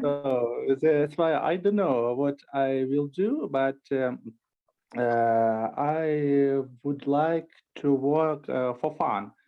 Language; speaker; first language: English; non-native, learner; Russian